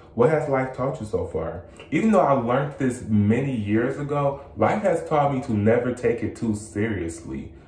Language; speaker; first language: English; native; English